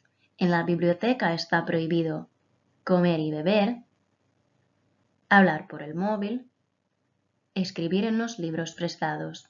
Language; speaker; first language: Spanish; non-native, fluent; Croatian